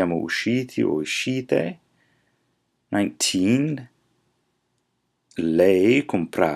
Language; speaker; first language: Italian; non-native, fluent; English